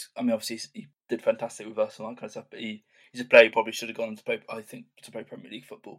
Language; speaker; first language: English; native; English